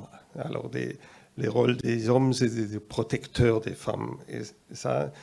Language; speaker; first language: French; non-native, fluent; German